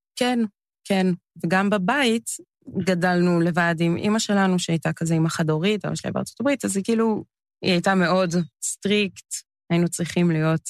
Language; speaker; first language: Hebrew; early bilingual, other home language; English